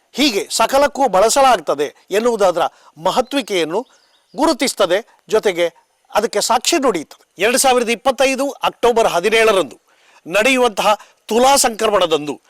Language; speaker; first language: Kannada; native; Kannada